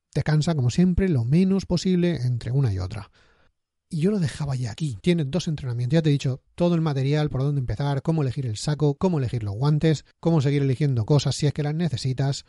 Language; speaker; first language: Spanish; native; Spanish